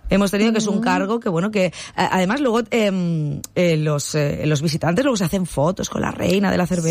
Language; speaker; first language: Spanish; native; Spanish